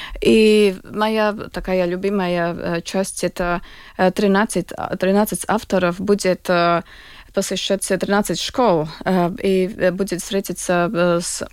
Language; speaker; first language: Russian; non-native, local second language; Latvian